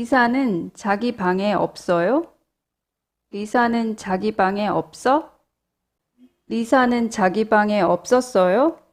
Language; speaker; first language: Korean; non-native, fluent; English